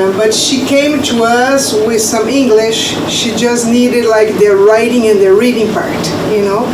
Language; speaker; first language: English; non-native, fluent; Portuguese